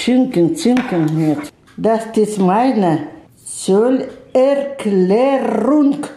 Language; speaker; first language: German; non-native, learner; Russian